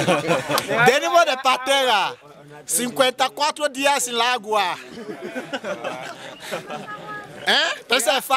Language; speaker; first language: Spanish; non-native, learner; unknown